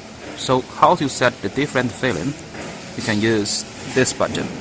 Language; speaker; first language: English; non-native, learner; Chinese